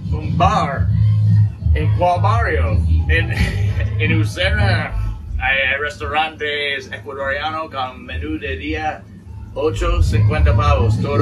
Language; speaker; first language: Spanish; non-native, learner; English